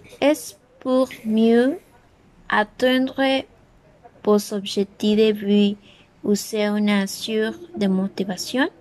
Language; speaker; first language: French; non-native, learner; Spanish